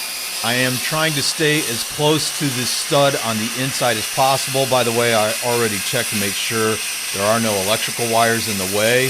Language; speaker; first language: English; native; English